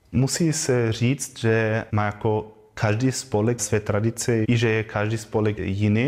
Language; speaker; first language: Czech; non-native, fluent; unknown